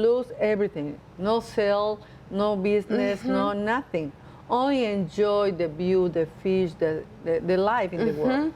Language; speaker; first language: English; non-native, learner; Spanish